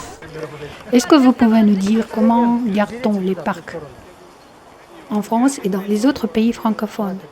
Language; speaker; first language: French; non-native, fluent; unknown